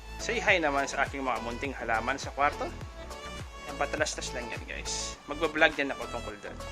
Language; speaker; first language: Filipino; non-native, local second language; Pampanga